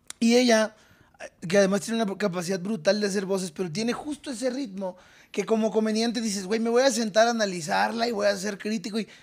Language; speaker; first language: Spanish; native; Spanish